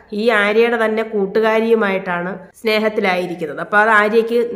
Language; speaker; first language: Malayalam; native; Malayalam